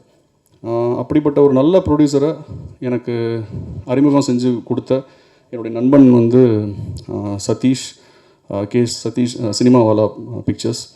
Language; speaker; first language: Tamil; native; Tamil